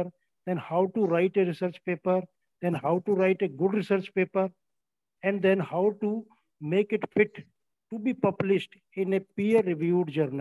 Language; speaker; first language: English; non-native, local second language; Hindi